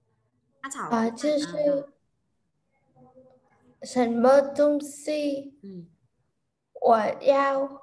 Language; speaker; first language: Chinese; non-native, learner; Vietnamese